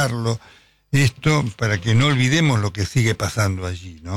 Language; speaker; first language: Spanish; native; Spanish